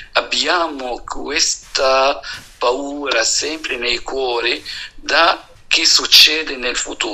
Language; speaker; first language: Italian; non-native, fluent; Arabic